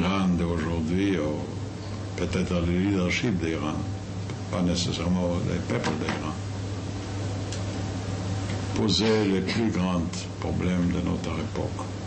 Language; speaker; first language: French; non-native, fluent; Yiddish